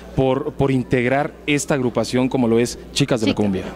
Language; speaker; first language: Spanish; native; Spanish